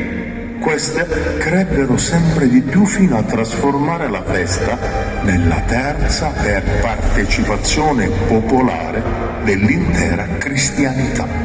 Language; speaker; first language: Italian; native; Italian